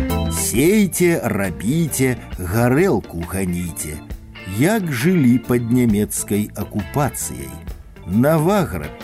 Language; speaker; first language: Belarusian; native; Belarusian